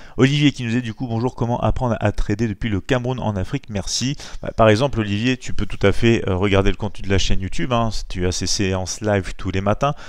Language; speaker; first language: French; native; French